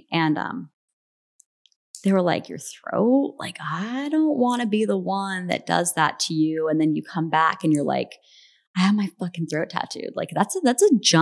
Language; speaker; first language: English; native; English